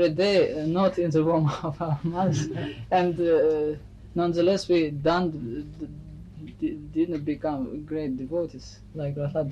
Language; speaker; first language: English; non-native, fluent; Russian